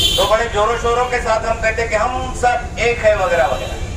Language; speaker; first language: Hindi; non-native, local second language; Marathi